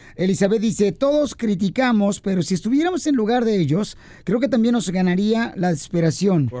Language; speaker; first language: Spanish; native; Spanish